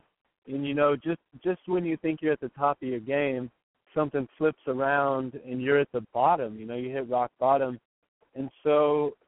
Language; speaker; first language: English; native; English